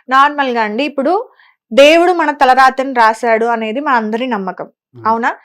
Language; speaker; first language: Telugu; native; Telugu